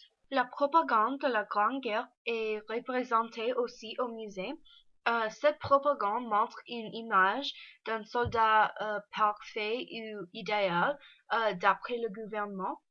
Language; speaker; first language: French; non-native, learner; English